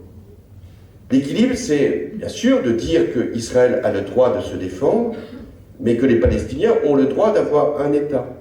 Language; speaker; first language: French; native; French